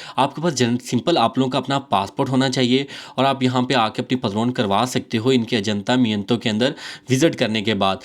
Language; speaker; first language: Urdu; non-native, local second language; Punjabi